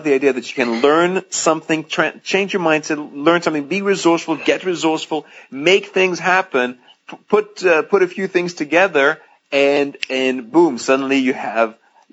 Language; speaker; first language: English; non-native, fluent; Greek